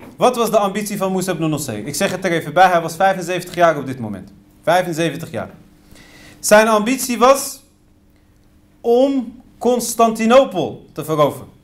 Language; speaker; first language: Dutch; early bilingual, other home language; Riffian